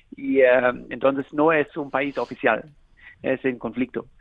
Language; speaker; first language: Spanish; non-native, fluent; German